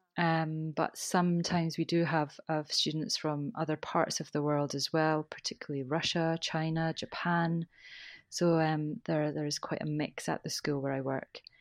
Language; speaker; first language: English; native; English